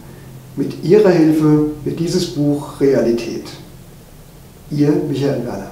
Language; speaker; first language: German; native; German